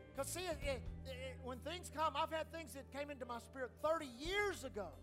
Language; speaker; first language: English; native; English